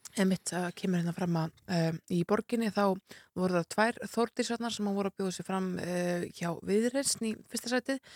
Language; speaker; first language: Icelandic; native; Icelandic